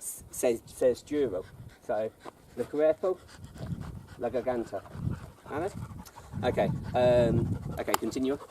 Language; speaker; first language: Spanish; non-native, learner; English